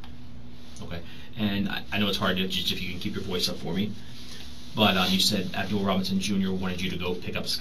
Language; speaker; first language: English; native; English